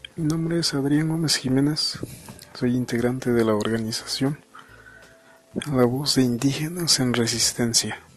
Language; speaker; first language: Spanish; non-native, local second language; Tzotzil